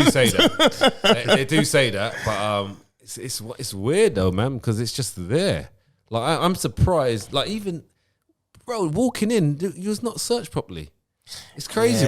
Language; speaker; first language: English; native; English